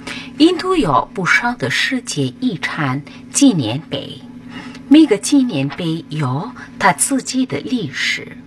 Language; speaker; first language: Chinese; non-native, learner; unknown